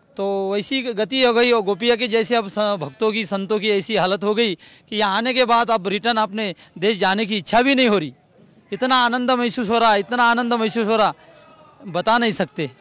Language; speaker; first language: Hindi; non-native, local second language; Marathi